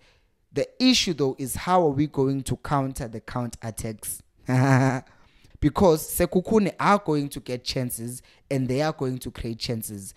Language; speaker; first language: English; non-native, local second language; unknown